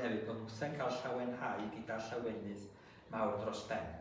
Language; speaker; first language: Welsh; native; Welsh